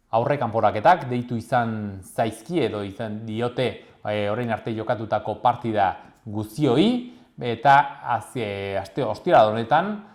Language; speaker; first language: Basque; native; Basque